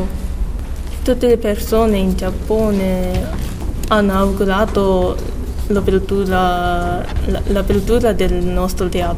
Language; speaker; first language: Italian; non-native, learner; Japanese